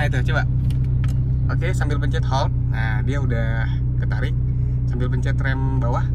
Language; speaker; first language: Indonesian; native; Indonesian